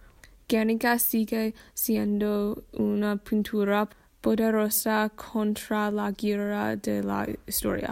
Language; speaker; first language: Spanish; non-native, learner; English